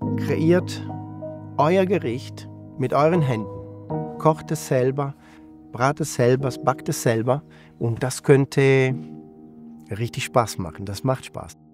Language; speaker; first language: German; non-native, fluent; Italian